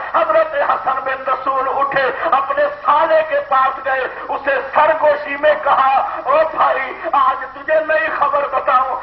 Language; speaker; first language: Urdu; non-native, local second language; Sindhi